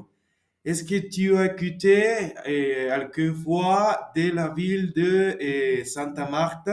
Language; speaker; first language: French; non-native, learner; Spanish